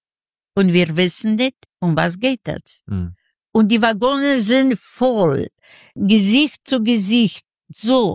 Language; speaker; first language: German; non-native, learner; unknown